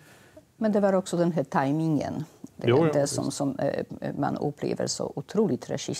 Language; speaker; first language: Swedish; non-native, fluent; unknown